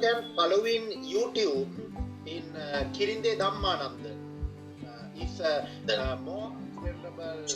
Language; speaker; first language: English; non-native, learner; Sinhala